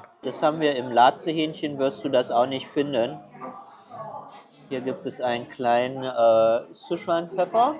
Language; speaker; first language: German; non-native, fluent; Chinese